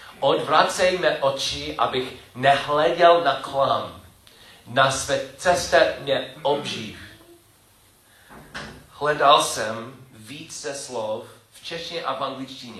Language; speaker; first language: Czech; non-native, learner; English